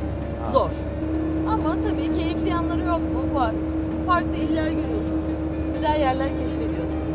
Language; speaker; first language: Turkish; native; Turkish